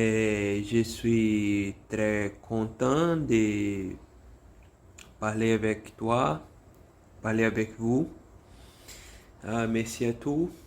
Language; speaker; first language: French; non-native, learner; Portuguese